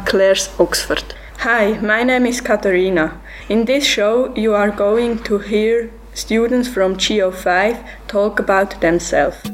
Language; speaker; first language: English; non-native, learner; Swiss German